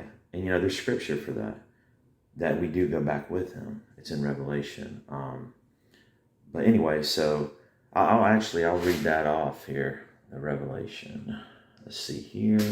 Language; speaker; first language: English; native; English